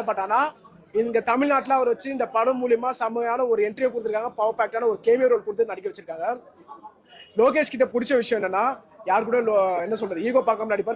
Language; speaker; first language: Tamil; native; Tamil